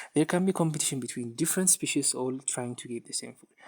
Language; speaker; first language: English; non-native, local second language; Amharic